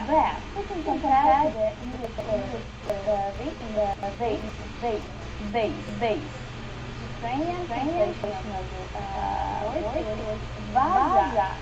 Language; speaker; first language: English; non-native, learner; Ukrainian